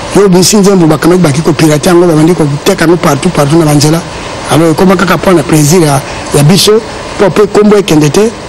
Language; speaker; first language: Lingala; non-native, local second language; Mongo